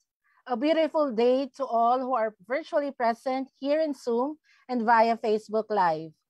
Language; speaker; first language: English; non-native, local second language; Filipino